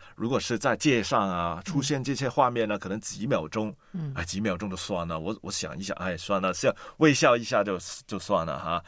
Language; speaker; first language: Chinese; non-native, local second language; Cantonese